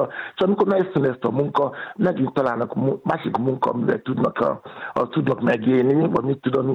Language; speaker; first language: Hungarian; non-native, fluent; Yoruba